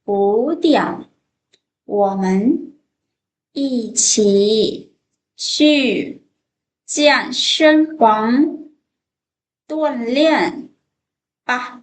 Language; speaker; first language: Chinese; non-native, fluent; Lao